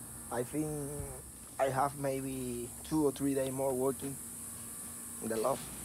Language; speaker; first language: English; non-native, learner; Spanish